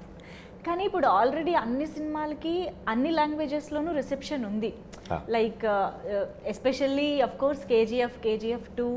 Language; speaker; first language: Telugu; native; Telugu